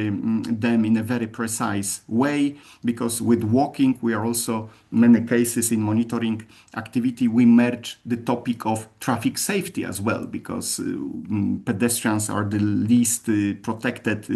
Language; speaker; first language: English; non-native, fluent; Polish